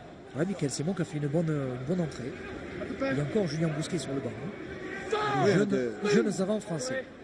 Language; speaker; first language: French; native; French